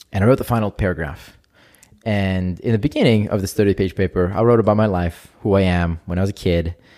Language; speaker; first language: English; non-native, fluent; Hebrew